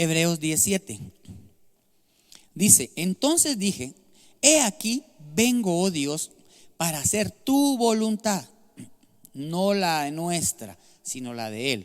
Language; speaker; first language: Spanish; native; Spanish